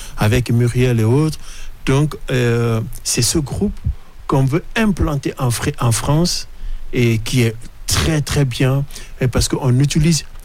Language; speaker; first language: French; non-native, local second language; Mandingo